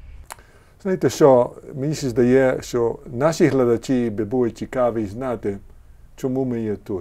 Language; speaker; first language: Ukrainian; early bilingual, heritage; Ukrainian